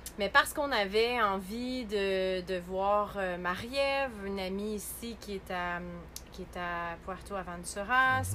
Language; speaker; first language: French; native; French